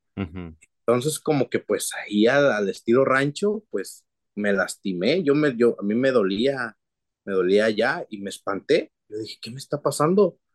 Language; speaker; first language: Spanish; native; Spanish